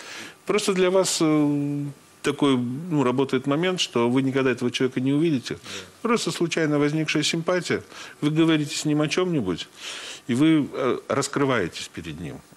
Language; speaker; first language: Russian; native; Russian